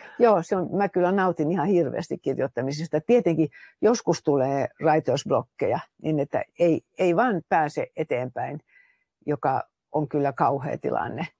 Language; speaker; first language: Finnish; native; Finnish